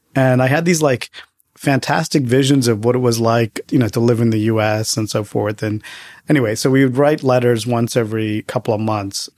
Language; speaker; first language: English; early bilingual, other home language; Tamil